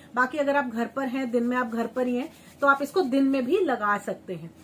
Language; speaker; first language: Hindi; native; Hindi